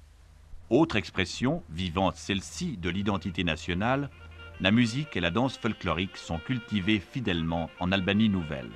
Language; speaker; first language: French; native; French